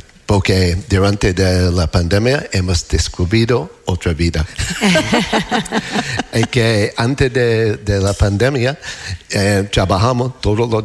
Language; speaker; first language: Spanish; non-native, learner; English